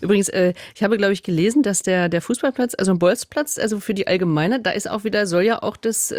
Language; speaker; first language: German; native; German